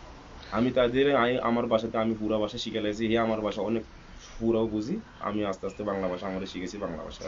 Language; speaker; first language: Bangla; non-native, fluent; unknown